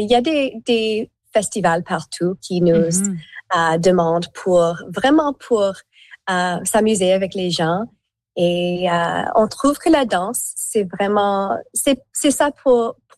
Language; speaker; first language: French; non-native, local second language; English